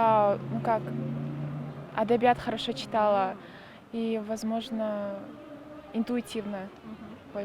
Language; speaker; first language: Russian; non-native, local second language; Kyrgyz